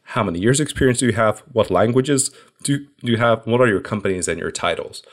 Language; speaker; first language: English; non-native, fluent; Hungarian